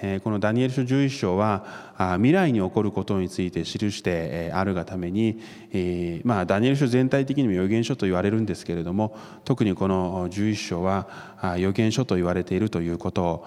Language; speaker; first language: Japanese; non-native, fluent; Korean